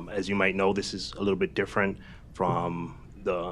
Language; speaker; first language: English; native; English